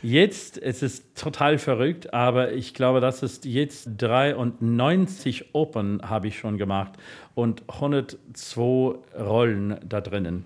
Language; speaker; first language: German; non-native, learner; English